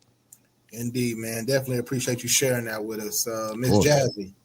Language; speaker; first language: English; native; English